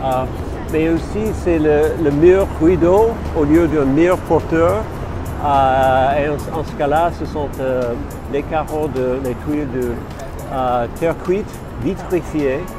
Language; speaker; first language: French; non-native, fluent; English